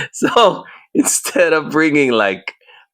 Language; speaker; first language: English; native; English